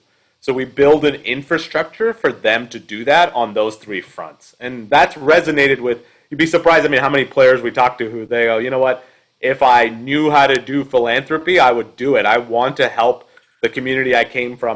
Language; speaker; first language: English; native; English